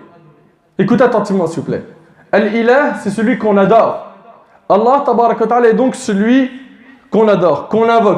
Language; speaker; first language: French; native; French